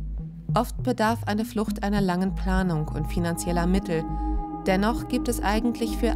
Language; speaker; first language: German; native; German